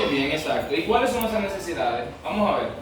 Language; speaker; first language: Spanish; native; Spanish